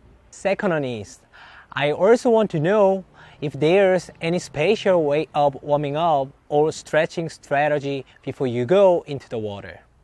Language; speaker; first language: English; non-native, fluent; Korean